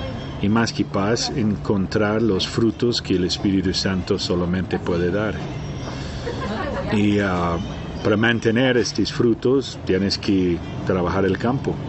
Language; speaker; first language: Spanish; non-native, fluent; Portuguese